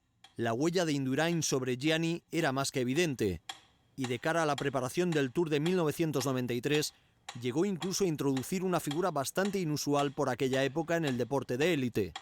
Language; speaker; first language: Spanish; native; Spanish